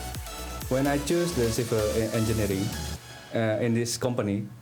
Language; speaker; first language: English; non-native, learner; Indonesian